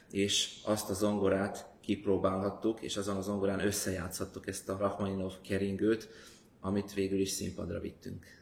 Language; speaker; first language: Hungarian; native; Hungarian